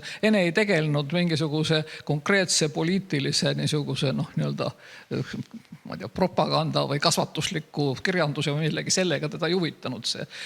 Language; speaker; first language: Estonian; native; Estonian